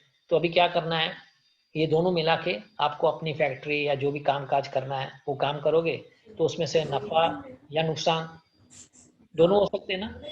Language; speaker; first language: Hindi; native; Hindi